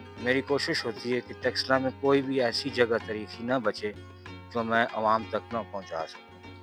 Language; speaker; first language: Urdu; non-native, local second language; Punjabi